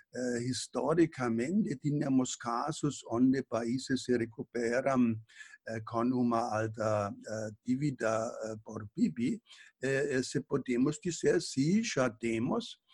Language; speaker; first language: Portuguese; non-native, fluent; German